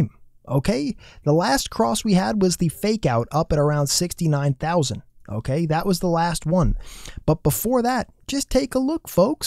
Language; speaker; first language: English; native; English